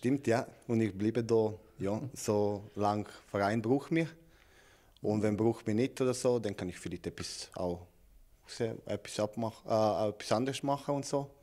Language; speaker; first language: German; non-native, learner; Serbian